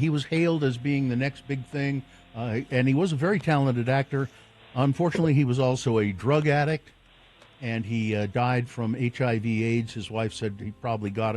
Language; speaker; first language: English; native; English